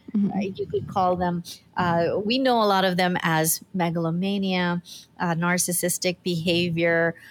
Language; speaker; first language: English; non-native, local second language; Filipino